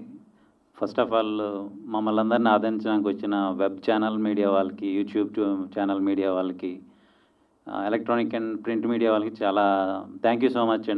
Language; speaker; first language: Telugu; native; Telugu